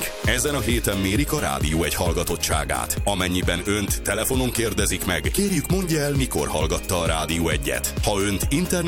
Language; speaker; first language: Hungarian; native; Hungarian